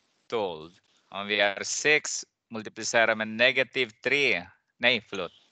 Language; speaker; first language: Swedish; non-native, fluent; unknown